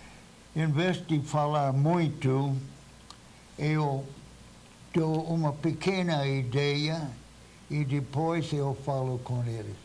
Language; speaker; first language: Portuguese; non-native, fluent; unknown